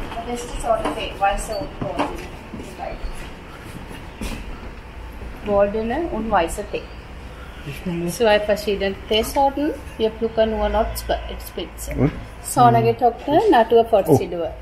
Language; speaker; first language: German; non-native, learner; Sinhala